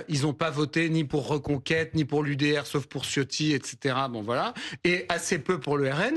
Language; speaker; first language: French; native; French